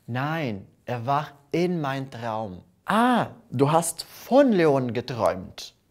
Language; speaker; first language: German; non-native, fluent; Portuguese